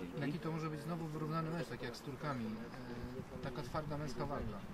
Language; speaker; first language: Polish; native; Polish